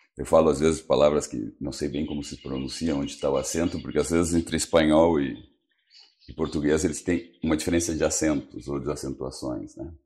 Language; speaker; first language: Portuguese; early bilingual, other home language; Spanish